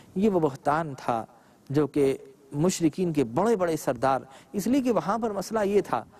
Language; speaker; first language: Urdu; native; Urdu